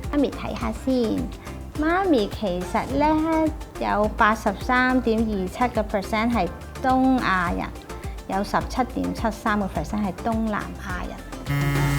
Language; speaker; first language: Cantonese; native; Cantonese